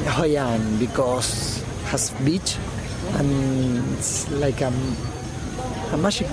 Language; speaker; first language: English; non-native, learner; Spanish